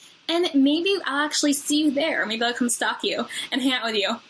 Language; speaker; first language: English; native; English